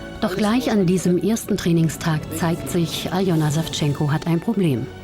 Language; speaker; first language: German; native; German